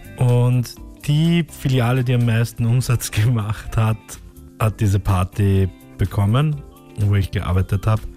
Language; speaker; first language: German; native; German